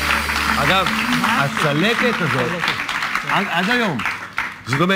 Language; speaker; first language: Hebrew; native; Hebrew